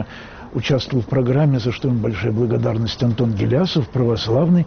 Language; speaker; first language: Russian; native; Russian